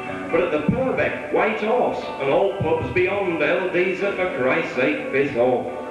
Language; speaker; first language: English; native; English